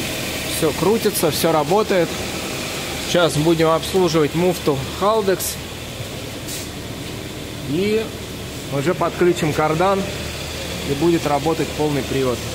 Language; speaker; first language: Russian; native; Russian